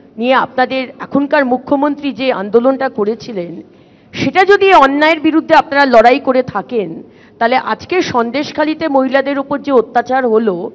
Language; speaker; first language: Bangla; native; Bangla